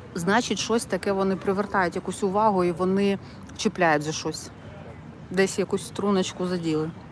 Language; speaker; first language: Ukrainian; non-native, local second language; Russian